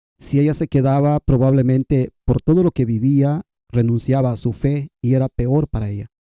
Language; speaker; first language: Spanish; non-native, local second language; Kʼicheʼ